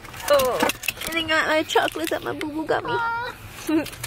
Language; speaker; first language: English; early bilingual, other home language; Spanish